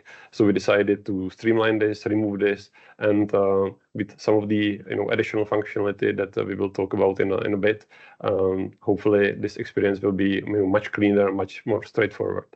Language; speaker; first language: English; non-native, fluent; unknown